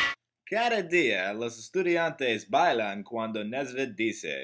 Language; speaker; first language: Spanish; non-native, learner; English